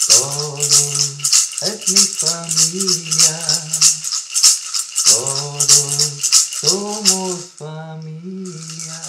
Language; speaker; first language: Spanish; non-native, learner; Italian